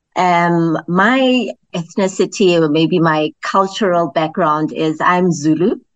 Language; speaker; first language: English; non-native, local second language; Zulu